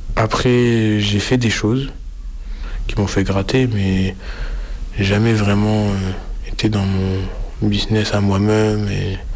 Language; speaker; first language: French; native; French